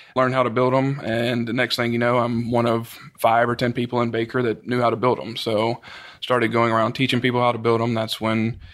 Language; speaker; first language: English; native; English